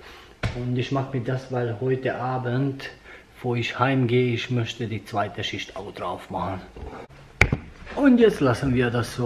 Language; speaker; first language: German; non-native, fluent; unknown